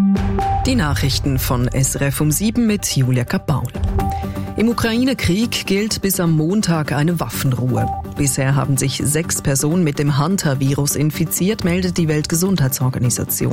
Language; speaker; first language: German; native; German